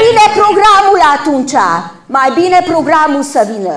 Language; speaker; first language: Romanian; non-native, local second language; Hungarian